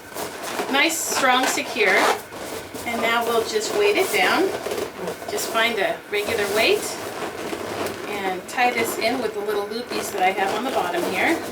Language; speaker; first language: English; native; English